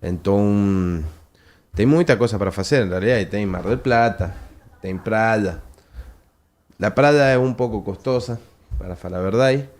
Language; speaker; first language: Portuguese; non-native, learner; Spanish